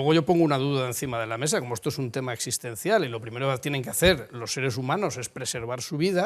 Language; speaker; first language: Spanish; native; Spanish